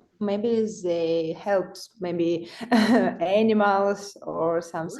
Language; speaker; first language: English; non-native, learner; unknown